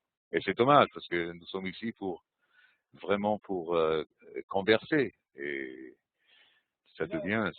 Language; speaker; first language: French; non-native, fluent; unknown